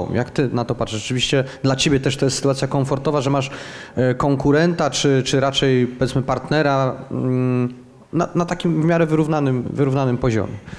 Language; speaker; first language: Polish; native; Polish